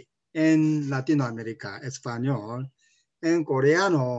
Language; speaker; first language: Spanish; non-native, learner; Korean